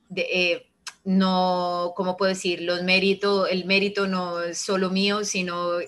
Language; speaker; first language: Spanish; early bilingual, heritage; Italian